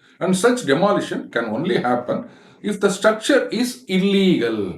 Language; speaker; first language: English; non-native, local second language; Tamil